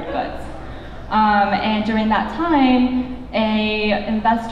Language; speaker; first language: English; native; English